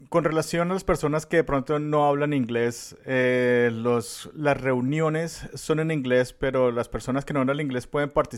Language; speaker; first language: Spanish; native; Spanish